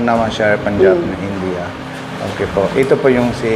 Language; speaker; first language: Filipino; non-native, learner; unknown